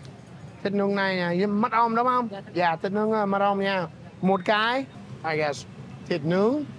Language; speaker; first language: Vietnamese; non-native, fluent; English